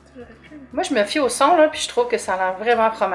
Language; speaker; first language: French; native; French